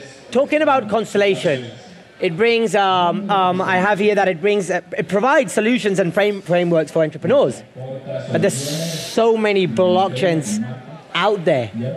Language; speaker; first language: English; non-native, learner; Spanish